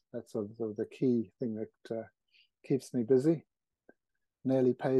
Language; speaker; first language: English; native; English